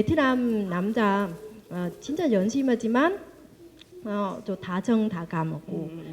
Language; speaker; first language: Korean; non-native, learner; Vietnamese